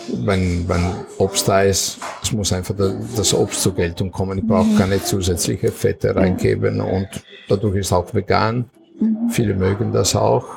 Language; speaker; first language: German; non-native, fluent; Italian